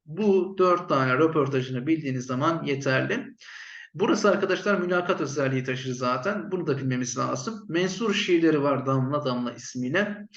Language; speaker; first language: Turkish; native; Turkish